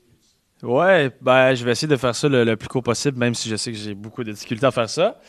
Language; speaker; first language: French; native; French